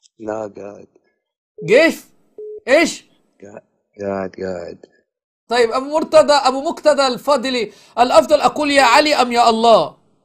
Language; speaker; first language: Arabic; native; Arabic